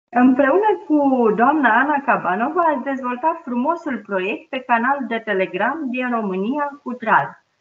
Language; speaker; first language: Romanian; native; Romanian